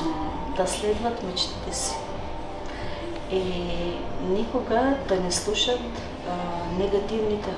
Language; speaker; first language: Bulgarian; non-native, local second language; Turkish